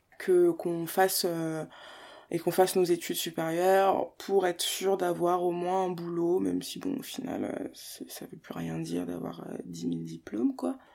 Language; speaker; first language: French; early bilingual, other home language; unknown